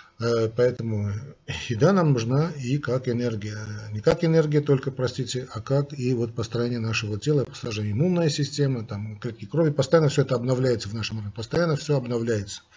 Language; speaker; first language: Russian; non-native, local second language; Armenian